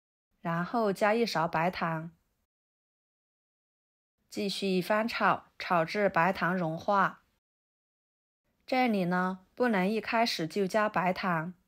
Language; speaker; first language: Chinese; native; Chinese